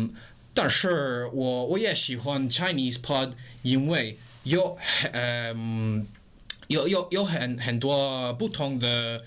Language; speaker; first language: Chinese; non-native, learner; English